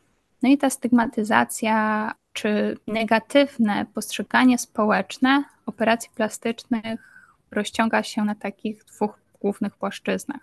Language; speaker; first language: Polish; native; Polish